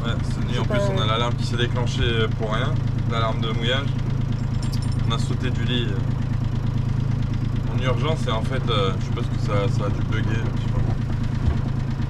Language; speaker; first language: French; native; French